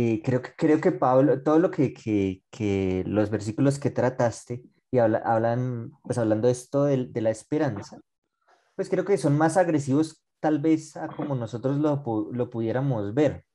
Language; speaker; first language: Spanish; native; Spanish